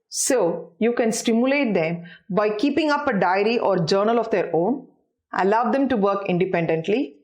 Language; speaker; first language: English; non-native, local second language; Tamil